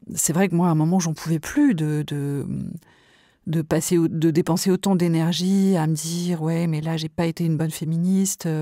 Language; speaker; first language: French; native; French